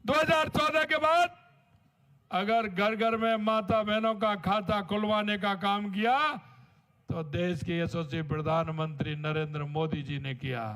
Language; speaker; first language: Hindi; native; Hindi